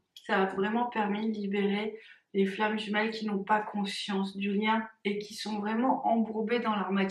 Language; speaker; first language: French; native; French